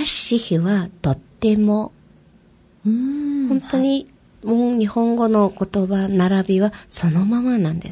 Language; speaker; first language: Japanese; native; Japanese